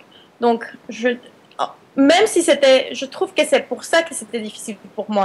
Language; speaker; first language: French; non-native, fluent; Spanish